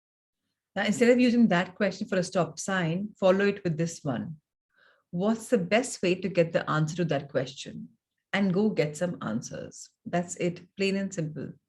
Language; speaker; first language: English; non-native, local second language; Hindi